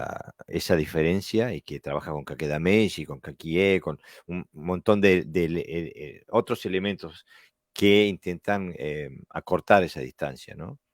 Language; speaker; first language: Spanish; native; Spanish